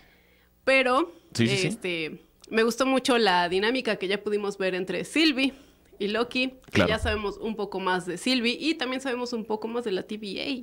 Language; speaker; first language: Spanish; native; Spanish